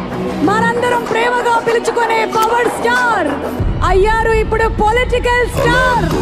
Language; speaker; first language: Telugu; native; Telugu